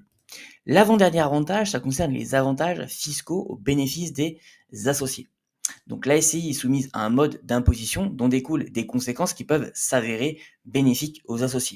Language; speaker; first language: French; native; French